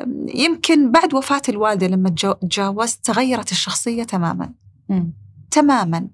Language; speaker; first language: Arabic; native; Arabic